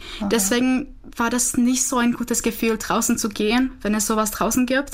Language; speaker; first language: German; non-native, fluent; Czech